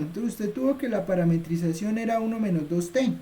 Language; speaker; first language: Spanish; native; Spanish